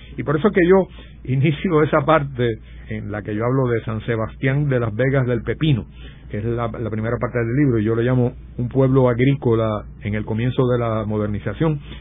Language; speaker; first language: Spanish; native; Spanish